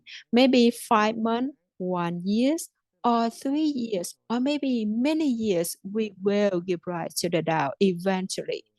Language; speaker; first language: English; non-native, fluent; Vietnamese